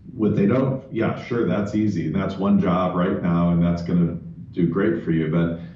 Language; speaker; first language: English; native; English